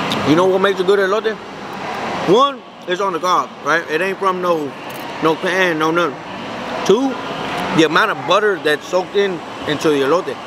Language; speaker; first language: English; early bilingual, other home language; Spanish